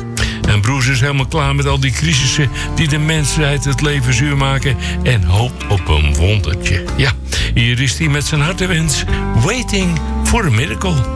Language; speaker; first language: Dutch; native; Dutch